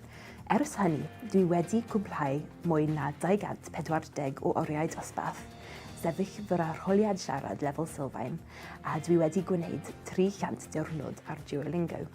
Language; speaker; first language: Welsh; non-native, learner; English